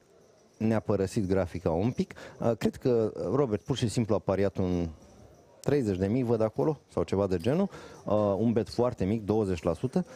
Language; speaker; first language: Romanian; native; Romanian